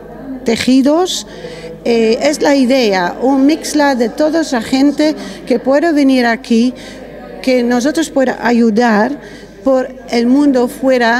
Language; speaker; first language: Spanish; non-native, learner; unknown